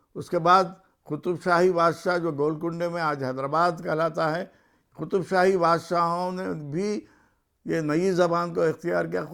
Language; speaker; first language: Urdu; native; Urdu